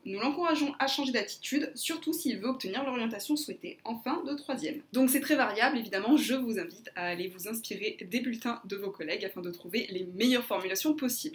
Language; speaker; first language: French; native; French